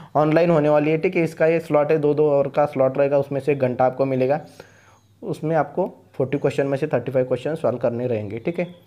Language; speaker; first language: Hindi; non-native, local second language; Marathi